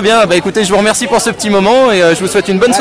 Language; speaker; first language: French; native; French